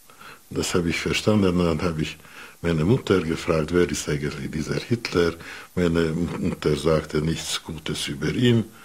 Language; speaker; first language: German; non-native, fluent; Hungarian